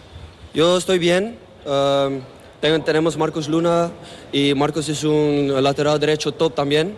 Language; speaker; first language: Spanish; non-native, learner; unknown